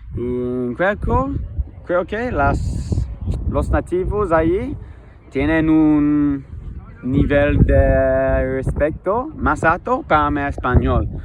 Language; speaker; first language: Spanish; non-native, learner; English